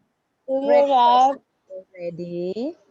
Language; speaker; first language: English; non-native, fluent; Indonesian